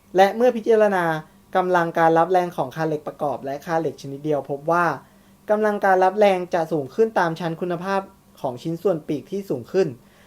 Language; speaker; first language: Thai; native; Thai